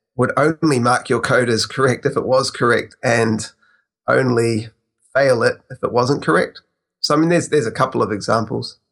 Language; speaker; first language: English; native; English